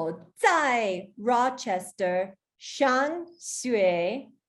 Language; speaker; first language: Chinese; non-native, learner; Spanish